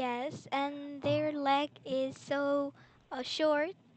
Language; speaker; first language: English; non-native, learner; Korean